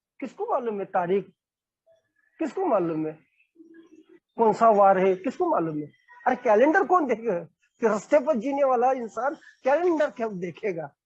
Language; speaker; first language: Hindi; non-native, local second language; Marathi